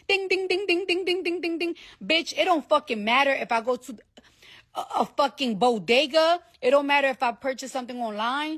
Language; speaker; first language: English; native; English